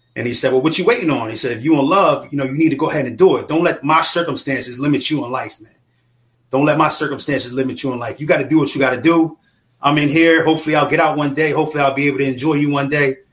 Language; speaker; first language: English; native; English